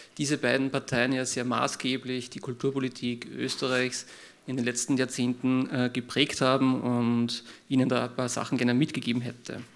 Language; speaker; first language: German; native; German